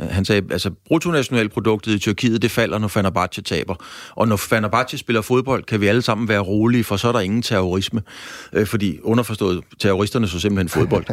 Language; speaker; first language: Danish; native; Danish